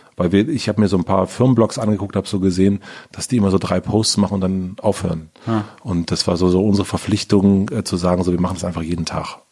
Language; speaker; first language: German; native; German